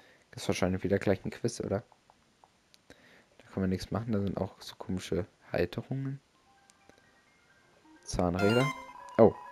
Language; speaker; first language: German; native; German